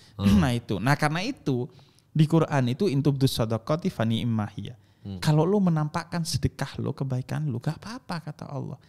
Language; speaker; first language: Indonesian; native; Indonesian